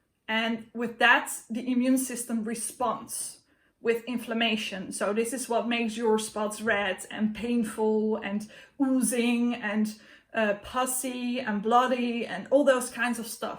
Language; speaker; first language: English; non-native, fluent; Dutch